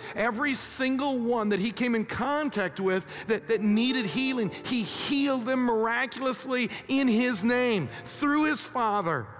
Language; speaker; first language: English; native; English